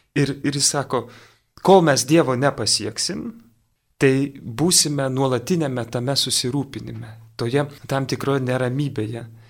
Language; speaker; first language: Lithuanian; native; Lithuanian